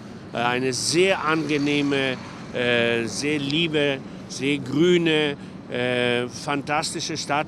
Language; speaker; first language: German; non-native, fluent; Polish